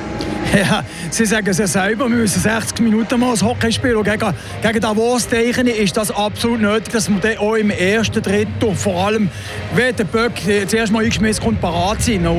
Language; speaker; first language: German; native; German